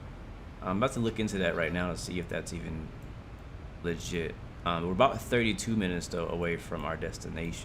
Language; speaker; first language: English; native; English